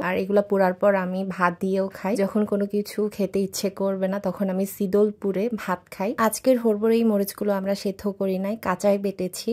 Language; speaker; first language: Bangla; non-native, local second language; Chakma